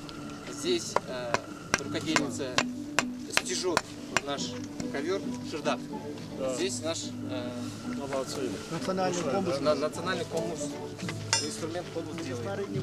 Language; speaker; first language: Russian; non-native, local second language; Kyrgyz